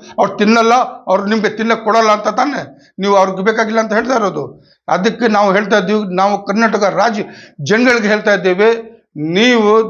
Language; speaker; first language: Kannada; non-native, local second language; Urdu